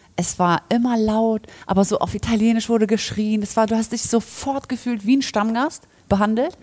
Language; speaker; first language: German; early bilingual, other home language; Polish